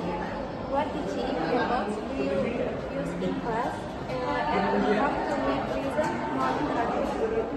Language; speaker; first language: English; non-native, learner; Indonesian